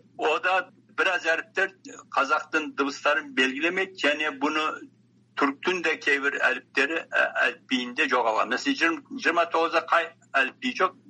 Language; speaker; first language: Kazakh; early bilingual, heritage; Kazakh